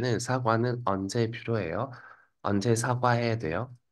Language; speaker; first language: Korean; non-native, fluent; Vietnamese